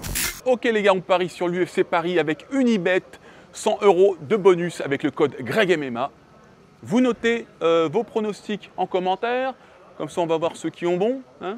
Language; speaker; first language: French; native; French